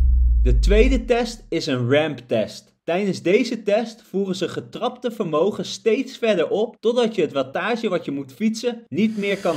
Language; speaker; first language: Dutch; native; Dutch